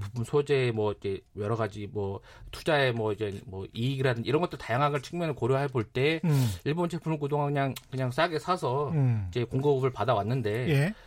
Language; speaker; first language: Korean; native; Korean